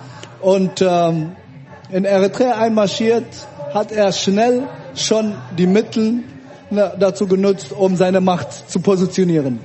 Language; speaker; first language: German; early bilingual, other home language; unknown